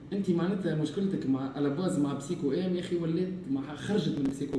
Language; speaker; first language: Arabic; native; Arabic